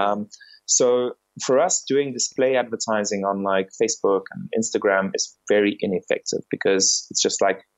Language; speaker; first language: English; early bilingual, other home language; Bulgarian